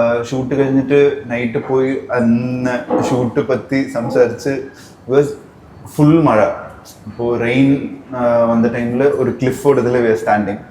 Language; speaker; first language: Malayalam; non-native, learner; Tamil